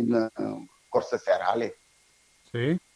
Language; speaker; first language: Italian; non-native, learner; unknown